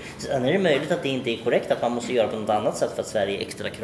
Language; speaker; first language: Swedish; native; Swedish